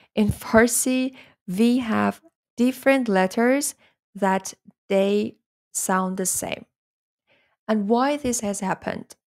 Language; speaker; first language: English; non-native, fluent; Persian